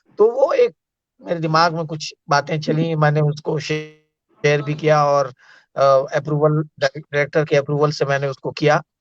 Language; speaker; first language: Hindi; native; Hindi